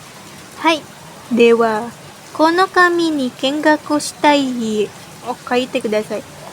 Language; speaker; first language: Japanese; non-native, learner; Indonesian